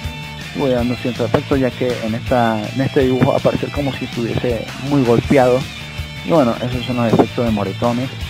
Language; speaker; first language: Spanish; native; Spanish